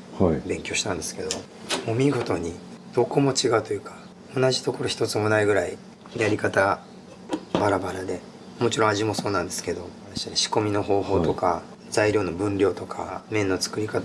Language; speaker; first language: Japanese; native; Japanese